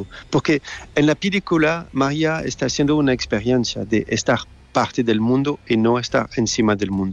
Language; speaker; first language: Spanish; non-native, fluent; French